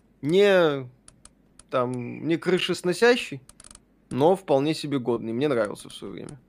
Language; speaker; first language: Russian; native; Russian